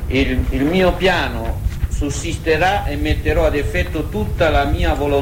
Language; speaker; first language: Italian; native; Italian